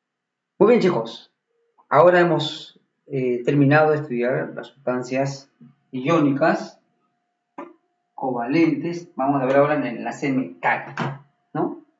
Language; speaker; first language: Spanish; native; Spanish